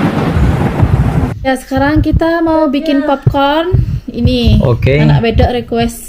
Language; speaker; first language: Indonesian; non-native, local second language; Javanese